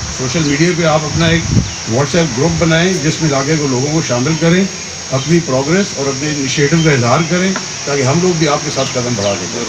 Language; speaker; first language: Urdu; non-native, local second language; Punjabi